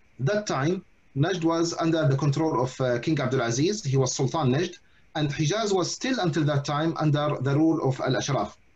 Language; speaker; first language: English; non-native, fluent; Arabic